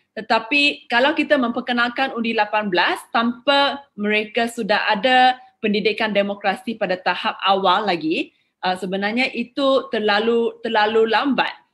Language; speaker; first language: Malay; non-native, local second language; English